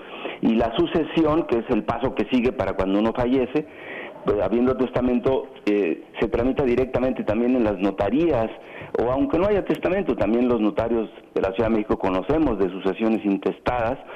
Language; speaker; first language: Spanish; native; Spanish